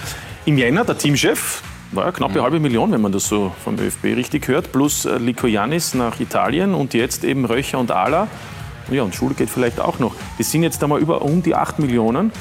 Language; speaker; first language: German; native; German